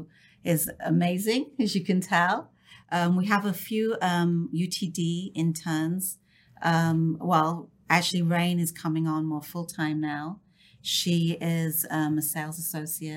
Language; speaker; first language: English; native; English